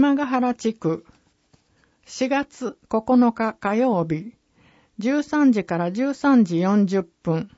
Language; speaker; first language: Japanese; native; Japanese